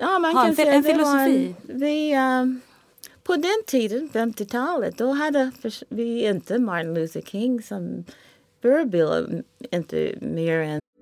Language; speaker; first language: Swedish; non-native, fluent; English